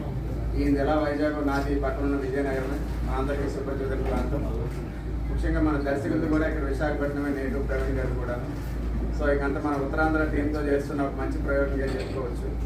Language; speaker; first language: Telugu; native; Telugu